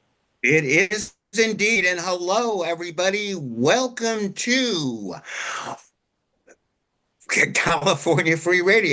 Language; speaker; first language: English; native; English